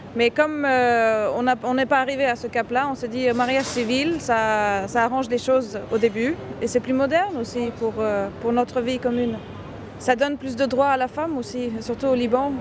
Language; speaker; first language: French; non-native, local second language; Arabic